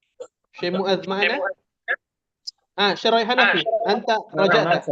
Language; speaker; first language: Arabic; non-native, fluent; Indonesian